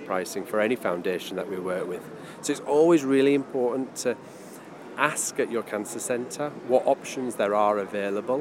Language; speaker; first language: English; native; English